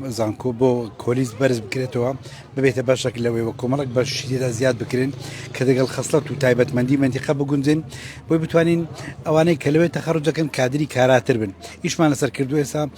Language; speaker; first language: Central Kurdish; native; Central Kurdish